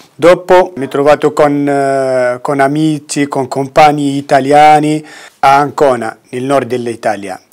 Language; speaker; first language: Italian; non-native, learner; Arabic